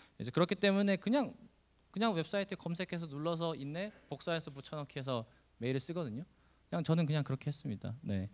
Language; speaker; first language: Korean; native; Korean